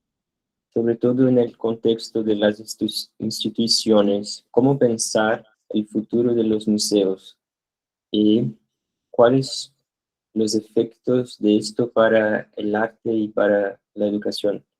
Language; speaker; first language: Spanish; non-native, fluent; Portuguese